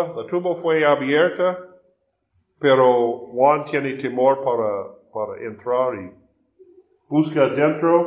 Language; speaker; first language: Spanish; non-native, learner; English